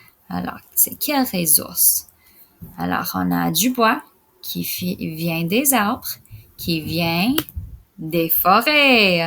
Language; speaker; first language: French; non-native, local second language; English